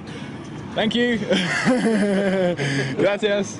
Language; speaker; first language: Spanish; non-native, learner; English